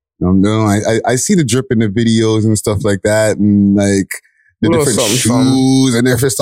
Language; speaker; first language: English; native; English